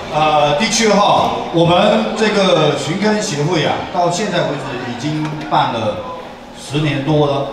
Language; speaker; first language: Chinese; native; Chinese